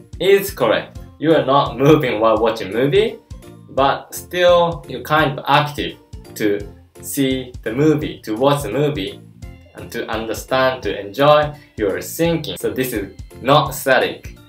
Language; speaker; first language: English; non-native, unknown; Japanese